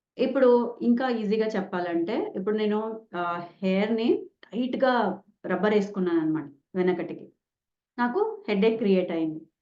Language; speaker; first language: Telugu; non-native, local second language; Kannada